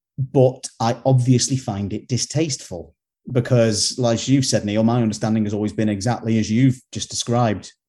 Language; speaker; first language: English; native; English